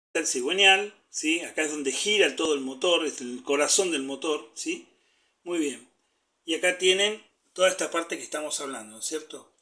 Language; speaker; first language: Spanish; native; Spanish